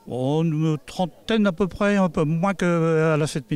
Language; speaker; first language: French; native; French